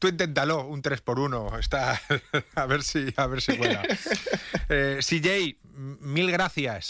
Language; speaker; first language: Spanish; native; Spanish